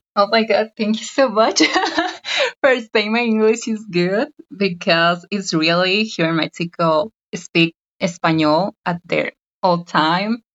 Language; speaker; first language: English; non-native, learner; Spanish